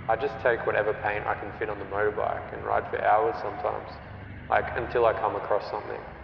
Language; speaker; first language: English; native; English